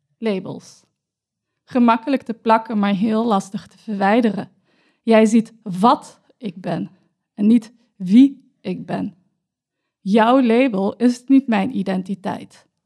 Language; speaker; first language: Dutch; early bilingual, other home language; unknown